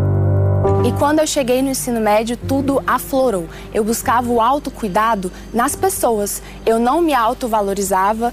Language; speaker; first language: Portuguese; early bilingual, other home language; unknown